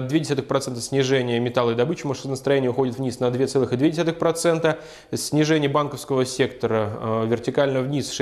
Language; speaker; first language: Russian; native; Russian